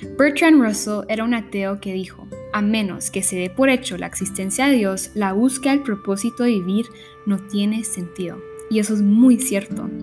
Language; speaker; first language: Spanish; early bilingual, heritage; Spanish